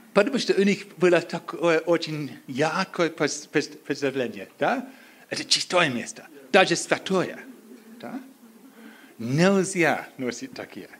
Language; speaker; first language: Russian; non-native, learner; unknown